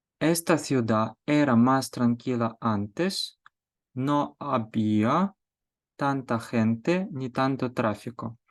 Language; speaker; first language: Spanish; non-native, fluent; Ukrainian